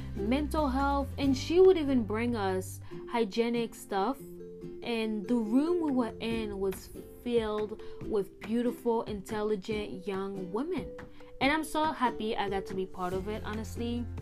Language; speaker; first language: English; early bilingual, other home language; Haitian Creole